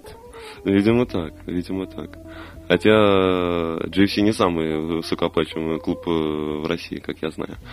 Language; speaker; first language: Russian; native; Russian